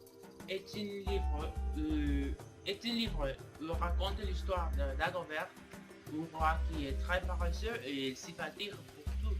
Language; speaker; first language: French; non-native, learner; Spanish